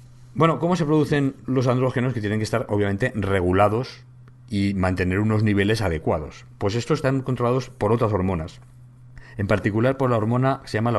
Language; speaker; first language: Spanish; native; Spanish